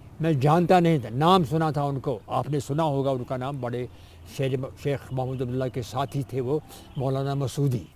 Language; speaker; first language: Urdu; non-native, local second language; Kashmiri